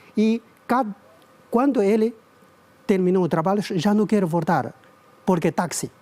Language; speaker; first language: Portuguese; non-native, learner; Chinese